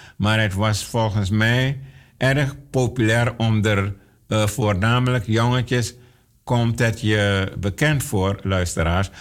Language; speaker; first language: Dutch; native; Dutch